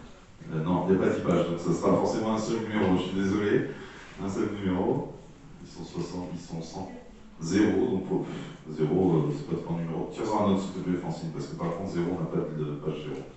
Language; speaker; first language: French; native; French